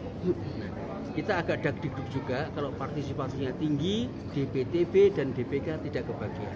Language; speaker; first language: Indonesian; native; Indonesian